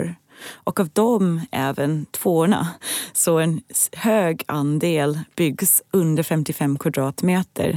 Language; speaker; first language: Swedish; non-native, fluent; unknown